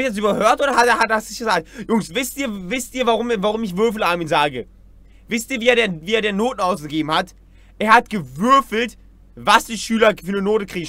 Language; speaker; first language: German; native; German